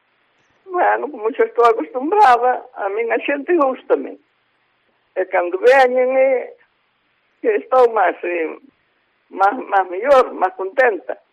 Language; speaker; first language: Galician; native; Galician